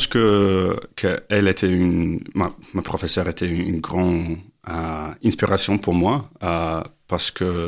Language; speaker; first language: French; non-native, learner; English